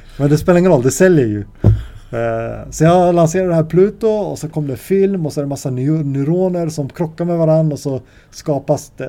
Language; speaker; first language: Swedish; native; Swedish